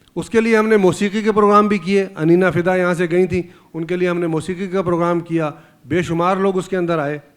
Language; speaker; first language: Urdu; native; Urdu